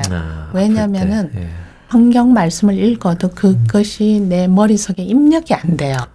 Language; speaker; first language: Korean; native; Korean